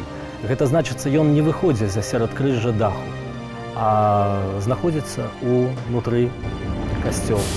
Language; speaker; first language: Belarusian; native; Belarusian